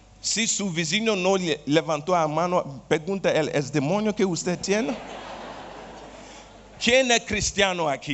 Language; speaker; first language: Spanish; non-native, learner; Portuguese